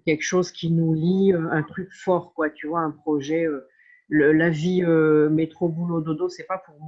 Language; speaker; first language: French; native; French